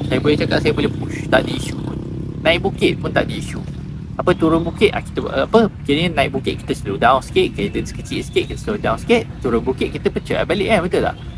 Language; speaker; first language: Malay; native; Malay